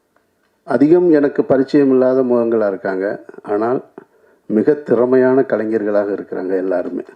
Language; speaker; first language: Tamil; native; Tamil